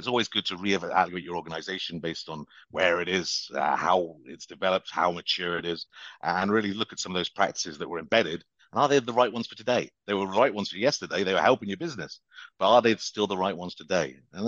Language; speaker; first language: English; native; English